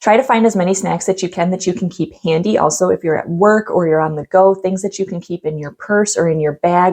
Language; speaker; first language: English; native; English